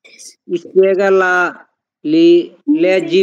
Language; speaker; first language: Italian; non-native, learner; Bangla